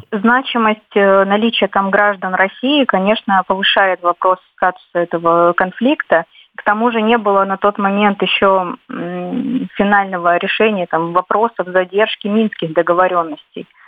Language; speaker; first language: Russian; native; Russian